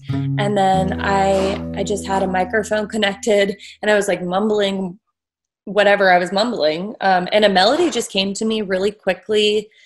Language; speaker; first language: English; native; English